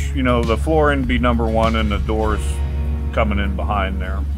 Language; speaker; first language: English; native; English